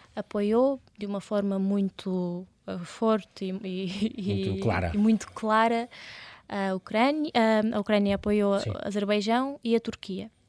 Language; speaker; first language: Portuguese; early bilingual, other home language; Russian